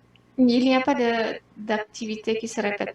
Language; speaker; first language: French; non-native, fluent; Indonesian